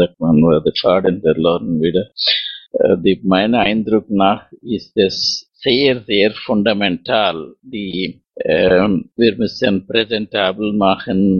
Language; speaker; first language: German; non-native, fluent; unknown